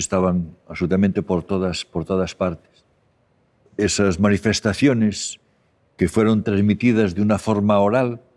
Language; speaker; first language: Spanish; native; Spanish